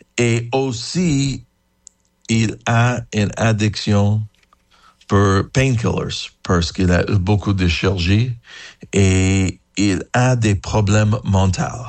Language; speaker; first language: French; non-native, learner; English